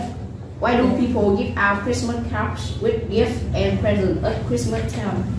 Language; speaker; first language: English; non-native, learner; Vietnamese